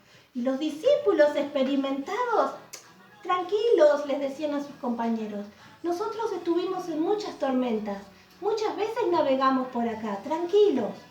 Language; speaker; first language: Spanish; native; Spanish